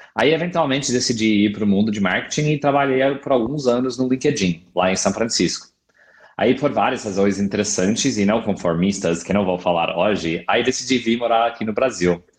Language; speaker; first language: Portuguese; non-native, fluent; English